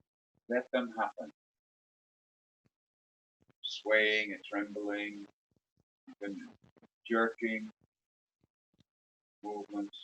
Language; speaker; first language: English; native; English